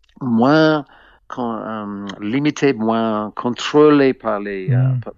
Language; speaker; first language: French; non-native, fluent; English